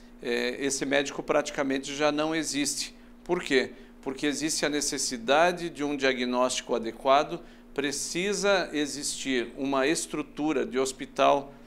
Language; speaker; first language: Portuguese; native; Portuguese